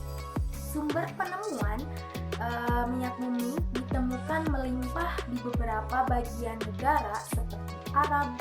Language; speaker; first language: Indonesian; native; Indonesian